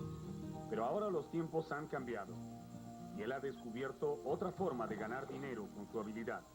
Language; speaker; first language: Spanish; native; Spanish